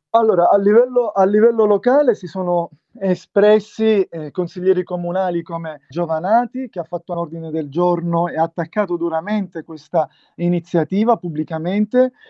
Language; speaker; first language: Italian; native; Italian